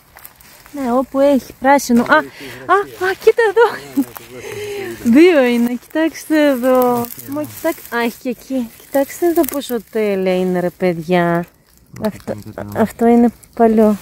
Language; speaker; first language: Greek; native; Greek